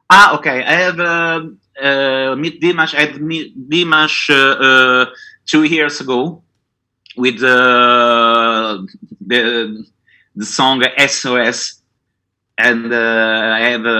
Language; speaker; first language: English; non-native, learner; Italian